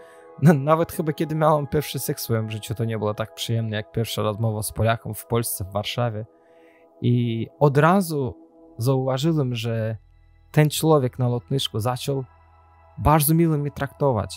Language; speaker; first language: Polish; non-native, learner; Azerbaijani